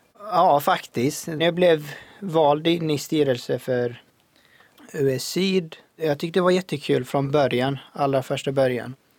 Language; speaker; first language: Swedish; non-native, fluent; Arabic